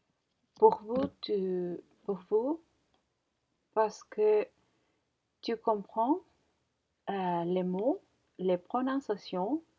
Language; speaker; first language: French; non-native, learner; Spanish